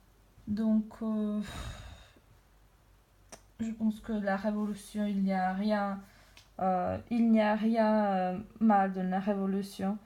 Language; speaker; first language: French; non-native, learner; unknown